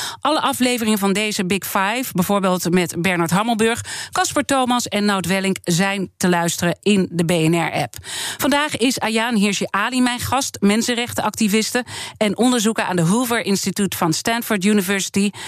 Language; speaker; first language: Dutch; native; Dutch